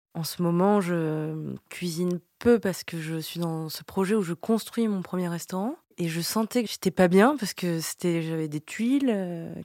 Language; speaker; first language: French; early bilingual, other home language; Vietnamese